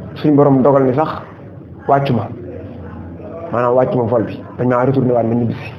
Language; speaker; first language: Wolof; native; Wolof